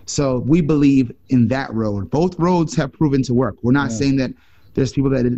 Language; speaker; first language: English; native; English